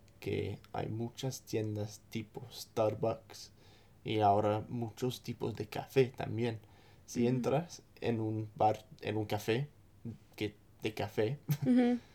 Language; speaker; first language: Spanish; non-native, fluent; English